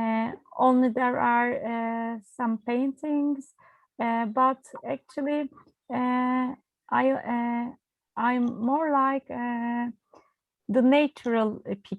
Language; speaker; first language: English; non-native, learner; Turkish